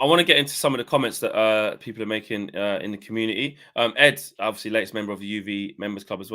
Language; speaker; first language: English; native; English